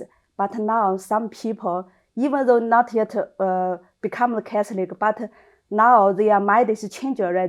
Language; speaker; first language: English; non-native, learner; Chinese